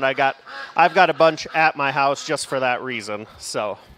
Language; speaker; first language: English; native; English